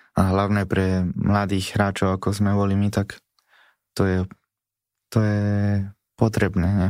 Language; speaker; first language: Slovak; non-native, fluent; Spanish